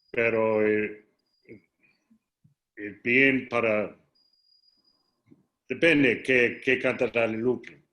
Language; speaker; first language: Spanish; non-native, learner; English